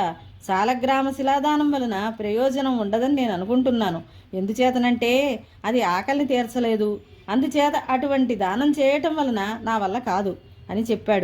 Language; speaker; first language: Telugu; native; Telugu